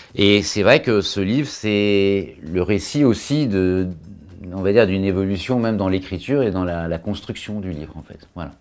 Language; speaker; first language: French; native; French